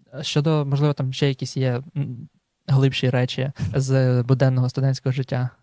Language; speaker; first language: Ukrainian; native; Ukrainian